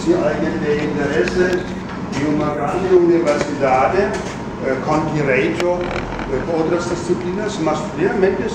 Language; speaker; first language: Portuguese; non-native, fluent; German